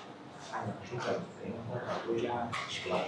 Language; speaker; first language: Chinese; non-native, learner; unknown